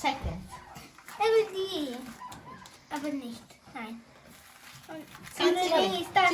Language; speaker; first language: German; non-native, learner; Tibetan